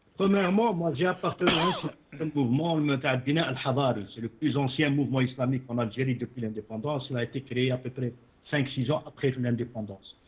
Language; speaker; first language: French; non-native, local second language; Arabic